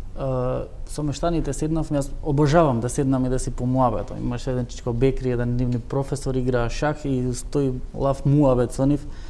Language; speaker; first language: Macedonian; non-native, local second language; Turkish